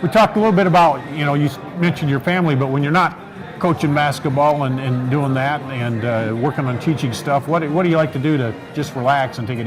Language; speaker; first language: English; native; English